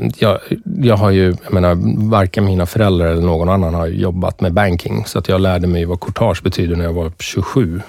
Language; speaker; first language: Swedish; early bilingual, other home language; Persian